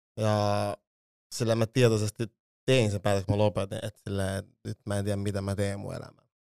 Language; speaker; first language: Finnish; early bilingual, other home language; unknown